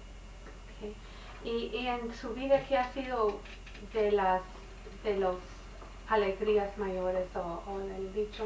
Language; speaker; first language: Spanish; non-native, learner; English